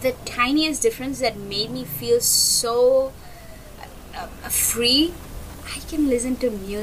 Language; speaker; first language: English; native; English